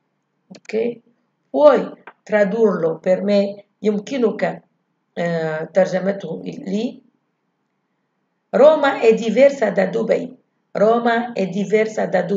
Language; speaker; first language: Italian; non-native, learner; Arabic